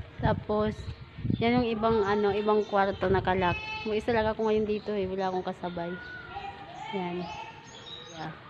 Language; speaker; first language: Filipino; non-native, local second language; Waray